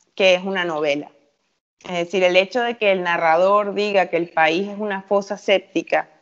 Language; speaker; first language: Spanish; native; Spanish